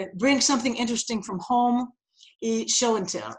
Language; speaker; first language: Spanish; non-native, fluent; English